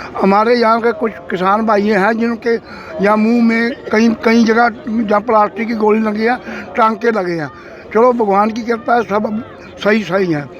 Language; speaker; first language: Hindi; non-native, local second language; Punjabi